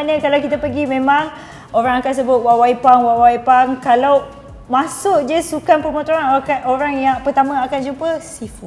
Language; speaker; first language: Malay; native; Malay